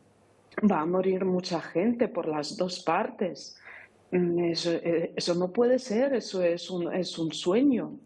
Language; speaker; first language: Spanish; non-native, fluent; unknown